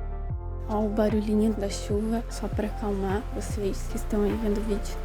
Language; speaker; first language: Portuguese; native; Portuguese